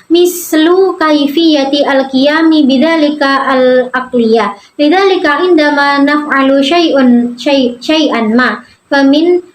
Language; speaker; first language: Arabic; non-native, learner; Indonesian